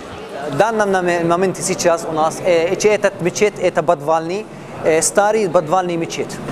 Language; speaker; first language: Russian; non-native, learner; Arabic